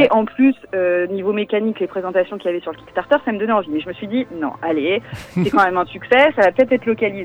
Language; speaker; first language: French; native; French